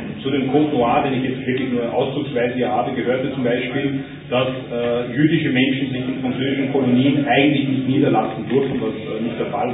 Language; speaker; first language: German; native; German